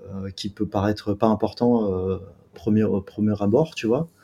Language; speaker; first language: French; native; French